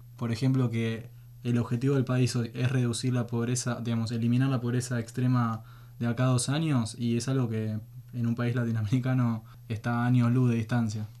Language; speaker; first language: Spanish; native; Spanish